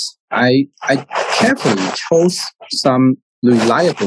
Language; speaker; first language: English; non-native, learner; Chinese